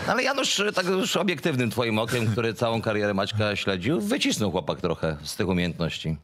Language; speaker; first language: Polish; native; Polish